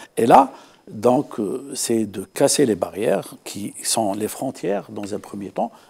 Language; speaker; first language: French; non-native, local second language; Arabic